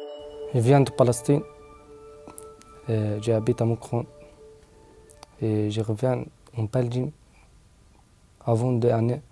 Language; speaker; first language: French; non-native, learner; Arabic